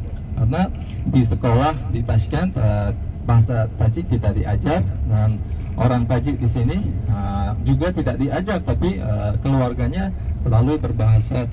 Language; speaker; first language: Indonesian; non-native, fluent; Uzbek